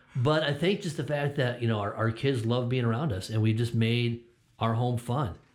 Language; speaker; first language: English; native; English